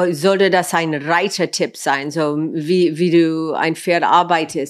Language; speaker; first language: German; non-native, fluent; English